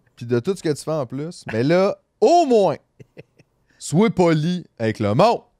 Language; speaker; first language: French; native; French